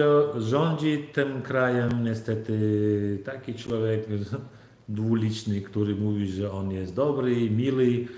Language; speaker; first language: Polish; non-native, fluent; Turkmen